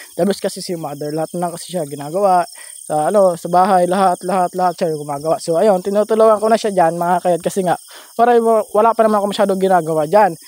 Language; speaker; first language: Filipino; non-native, local second language; Masbatenyo